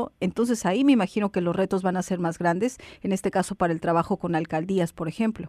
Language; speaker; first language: Spanish; native; Spanish